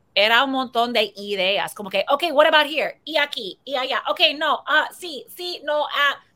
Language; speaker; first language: Spanish; early bilingual, heritage; Spanish